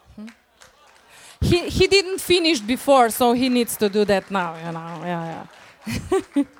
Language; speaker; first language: English; non-native, fluent; Slovenian